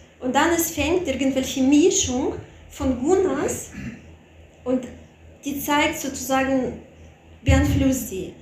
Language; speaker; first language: German; non-native, fluent; Russian